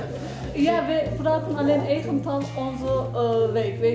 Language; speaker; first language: Dutch; non-native, learner; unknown